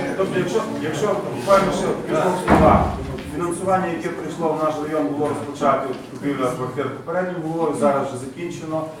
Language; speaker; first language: Ukrainian; native; Ukrainian